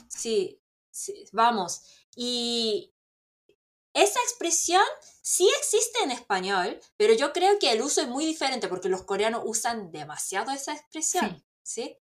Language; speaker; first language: Spanish; non-native, fluent; Korean